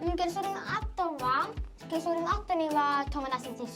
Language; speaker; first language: Japanese; early bilingual, heritage; Japanese